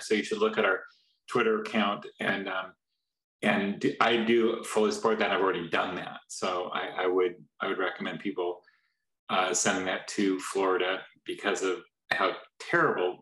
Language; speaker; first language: English; native; English